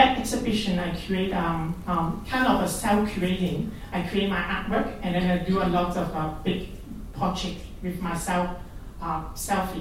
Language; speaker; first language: English; non-native, local second language; Cantonese